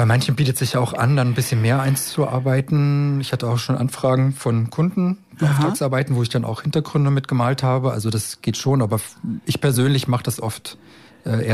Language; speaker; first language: German; native; German